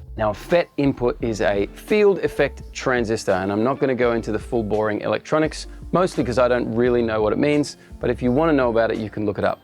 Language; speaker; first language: English; native; English